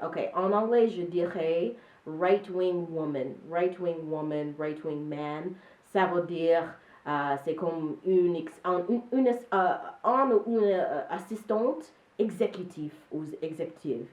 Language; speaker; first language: French; non-native, learner; English